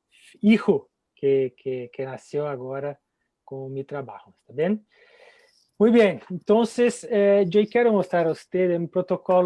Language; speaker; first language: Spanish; non-native, fluent; Portuguese